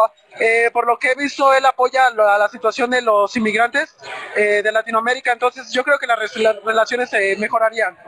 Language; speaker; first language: Spanish; native; Spanish